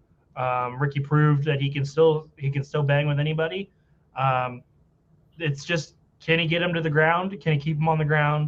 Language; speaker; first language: English; native; English